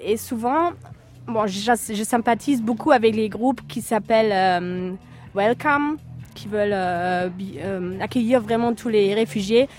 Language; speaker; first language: French; non-native, fluent; German